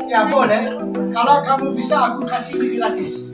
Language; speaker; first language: Indonesian; non-native, learner; Turkish